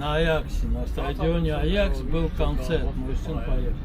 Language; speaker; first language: Russian; non-native, local second language; Armenian